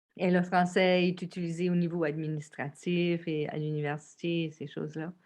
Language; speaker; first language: French; native; French